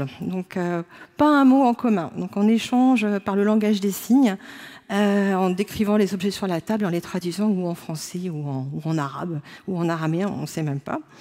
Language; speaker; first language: French; native; French